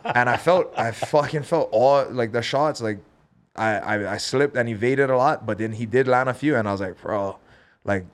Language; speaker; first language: English; native; English